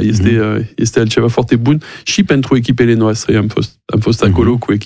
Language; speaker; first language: Romanian; non-native, learner; French